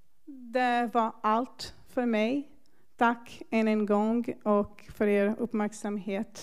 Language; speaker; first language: Swedish; non-native, fluent; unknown